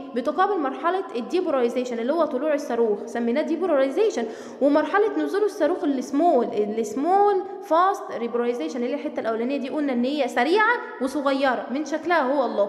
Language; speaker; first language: Arabic; native; Arabic